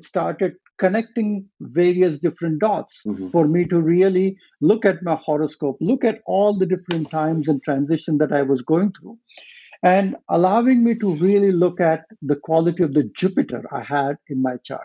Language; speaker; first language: English; non-native, local second language; Marathi